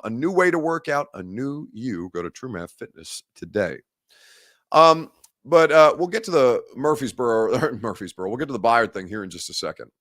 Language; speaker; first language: English; native; English